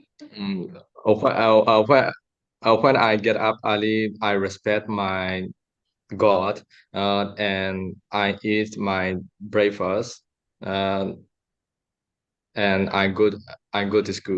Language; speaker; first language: English; non-native, learner; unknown